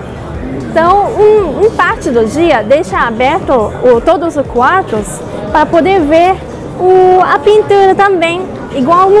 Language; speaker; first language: Portuguese; non-native, learner; Japanese